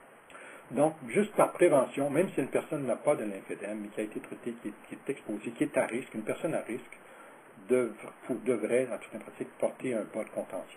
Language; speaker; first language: French; native; French